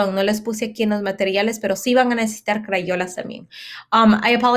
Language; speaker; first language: Spanish; early bilingual, heritage; Spanish